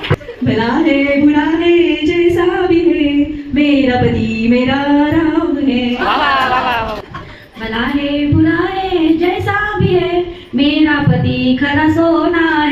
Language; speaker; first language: Hindi; non-native, local second language; Marathi